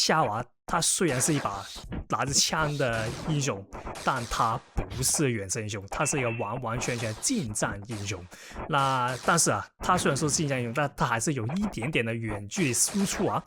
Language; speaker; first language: Chinese; non-native, local second language; Cantonese